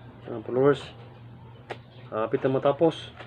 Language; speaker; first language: Filipino; non-native, local second language; Cebuano